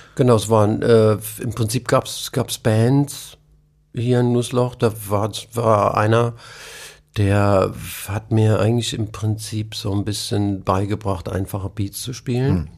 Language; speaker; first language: German; native; German